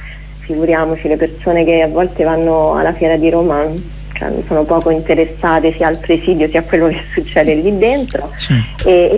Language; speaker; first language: Italian; native; Italian